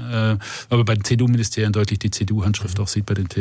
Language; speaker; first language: German; native; German